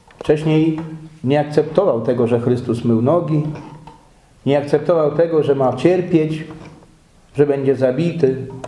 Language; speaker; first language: Polish; native; Polish